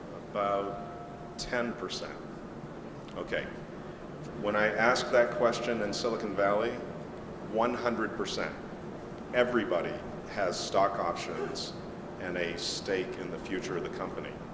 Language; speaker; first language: English; native; English